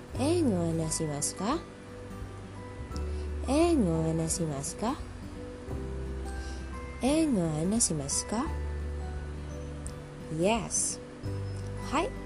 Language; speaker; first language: Japanese; non-native, learner; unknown